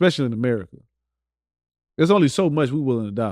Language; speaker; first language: English; native; English